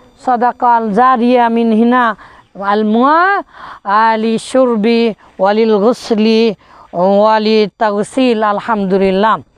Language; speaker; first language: Arabic; non-native, fluent; Bangla